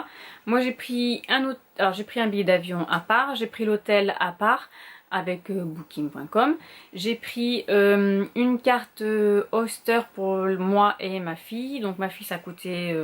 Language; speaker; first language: French; native; French